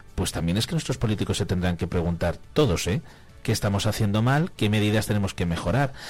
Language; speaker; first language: Spanish; native; Spanish